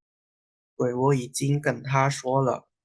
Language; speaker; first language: Chinese; non-native, fluent; Indonesian